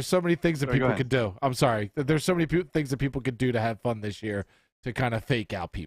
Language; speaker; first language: English; native; English